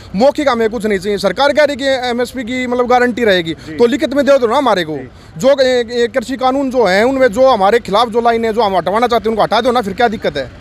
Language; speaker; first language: Hindi; native; Hindi